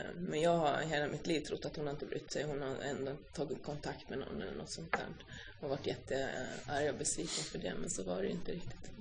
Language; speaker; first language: Swedish; early bilingual, other home language; Finnish